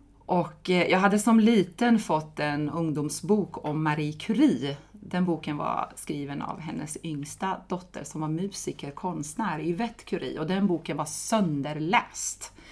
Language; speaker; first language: Swedish; non-native, fluent; Persian